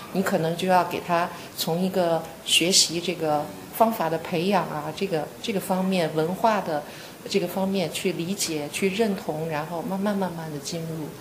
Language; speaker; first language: Chinese; native; Chinese